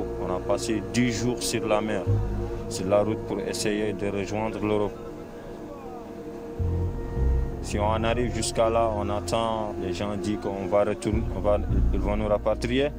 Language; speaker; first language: French; non-native, fluent; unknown